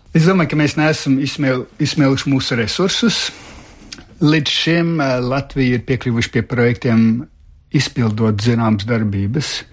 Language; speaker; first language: Latvian; early bilingual, heritage; Latvian